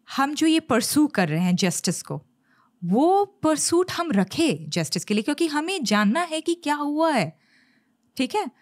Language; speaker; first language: Hindi; native; Hindi